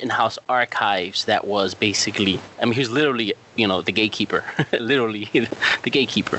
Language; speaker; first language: English; native; English